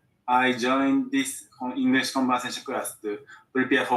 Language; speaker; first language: English; non-native, learner; Japanese